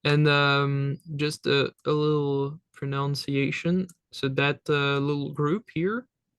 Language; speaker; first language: English; non-native, fluent; French